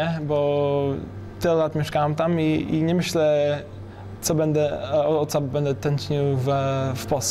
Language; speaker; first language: Polish; early bilingual, heritage; English